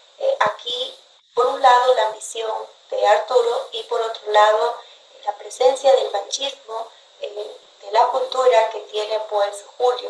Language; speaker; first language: Spanish; native; Spanish